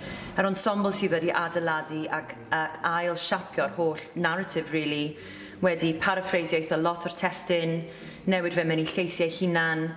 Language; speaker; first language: Welsh; native; Welsh